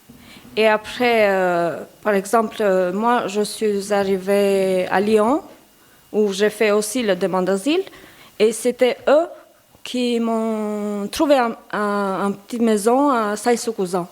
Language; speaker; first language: French; non-native, learner; Albanian